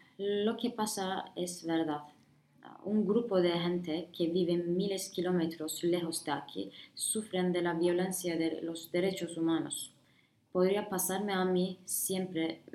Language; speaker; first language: Spanish; non-native, learner; Turkish